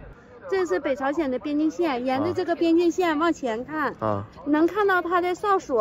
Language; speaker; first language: Chinese; native; Chinese